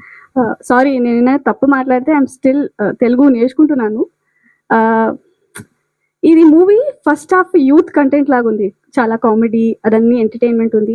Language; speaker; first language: Telugu; non-native, learner; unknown